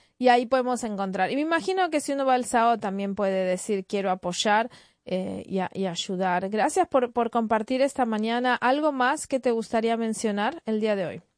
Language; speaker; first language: Spanish; native; Spanish